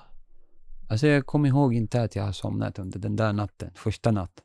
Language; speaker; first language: Swedish; non-native, learner; Arabic